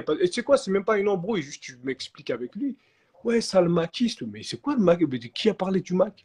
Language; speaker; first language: French; native; French